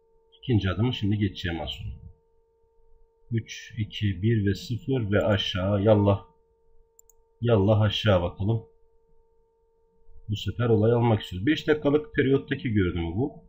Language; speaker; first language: Turkish; native; Turkish